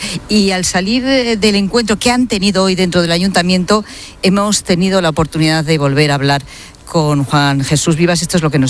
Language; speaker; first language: Spanish; native; Spanish